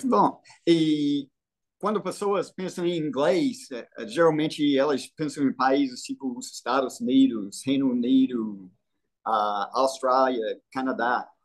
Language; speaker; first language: Portuguese; non-native, fluent; English